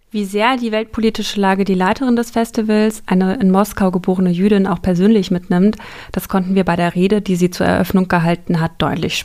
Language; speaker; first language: German; native; German